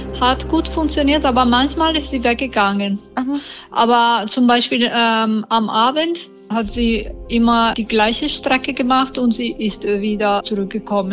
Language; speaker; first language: German; non-native, learner; Italian